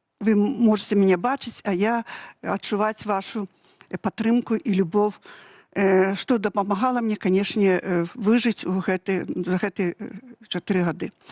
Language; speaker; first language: Belarusian; native; Belarusian